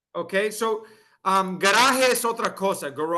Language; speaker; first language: Spanish; non-native, fluent; English